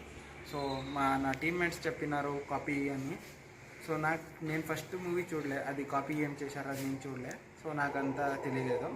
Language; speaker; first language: Telugu; non-native, local second language; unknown